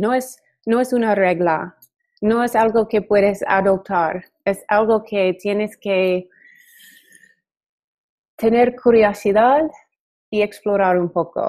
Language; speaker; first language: Spanish; non-native, learner; English